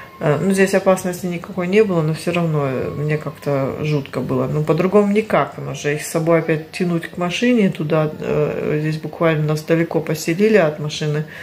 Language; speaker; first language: Russian; early bilingual, heritage; Russian